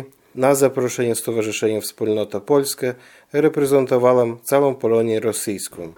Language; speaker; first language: Polish; early bilingual, heritage; Polish